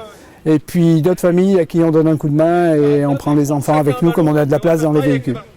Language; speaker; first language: French; native; French